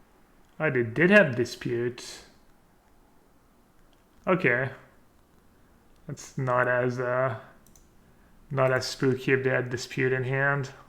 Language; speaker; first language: English; non-native, fluent; French